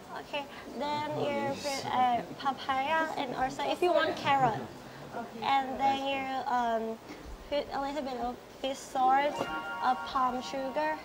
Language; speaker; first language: English; non-native, learner; Thai